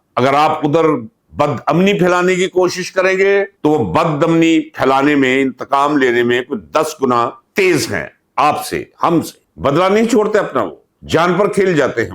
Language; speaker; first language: Urdu; non-native, local second language; Punjabi